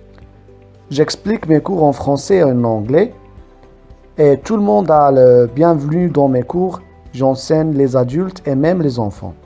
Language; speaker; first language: French; non-native, local second language; Arabic